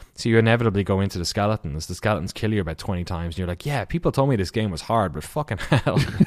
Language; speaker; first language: English; native; English